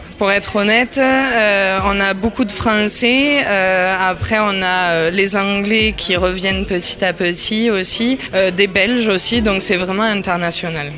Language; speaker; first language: French; non-native, fluent; English